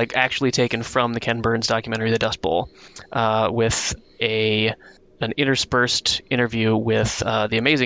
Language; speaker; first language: English; native; English